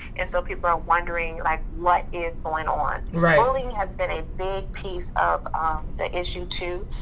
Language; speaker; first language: English; native; English